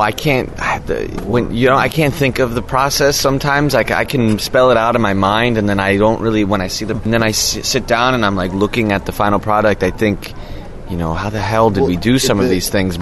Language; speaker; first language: English; native; English